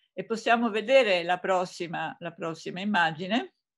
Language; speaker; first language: Italian; native; Italian